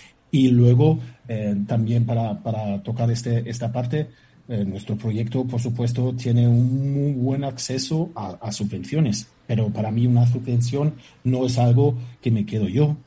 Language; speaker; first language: Spanish; non-native, fluent; German